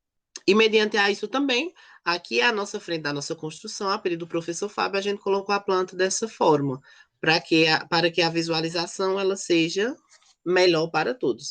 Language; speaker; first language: Portuguese; native; Portuguese